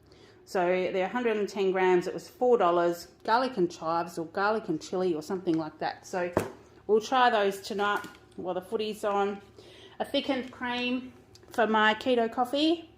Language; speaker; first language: English; native; English